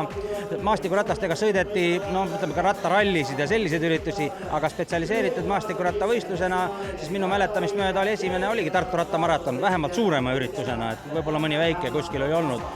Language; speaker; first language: Estonian; native; Estonian